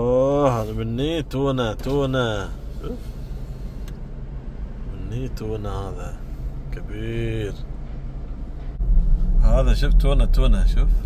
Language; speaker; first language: Arabic; non-native, learner; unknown